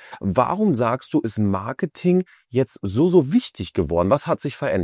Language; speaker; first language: German; native; German